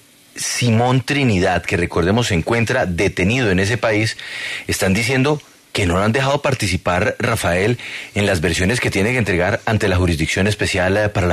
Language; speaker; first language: Spanish; native; Spanish